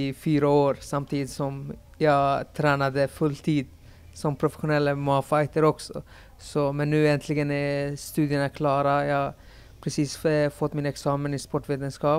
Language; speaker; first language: Swedish; early bilingual, other home language; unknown